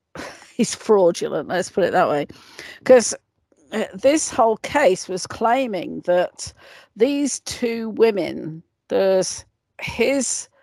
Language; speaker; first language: English; native; English